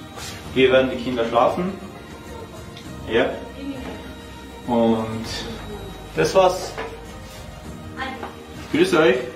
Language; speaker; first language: German; non-native, learner; Armenian